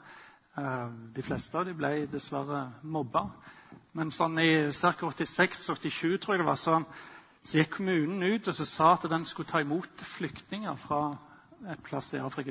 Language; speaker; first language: Norwegian; native; Norwegian